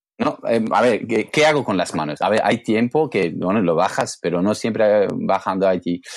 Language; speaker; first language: Spanish; non-native, fluent; English